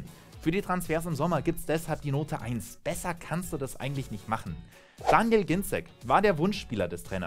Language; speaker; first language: German; native; German